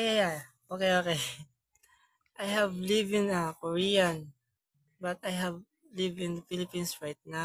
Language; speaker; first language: English; non-native, learner; Korean